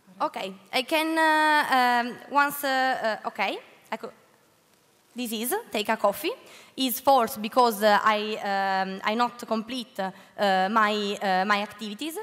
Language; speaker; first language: English; non-native, learner; Italian